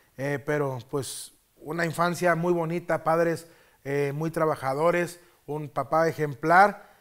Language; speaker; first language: Spanish; early bilingual, heritage; Spanish